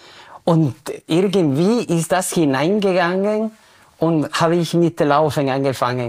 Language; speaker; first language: German; non-native, fluent; Spanish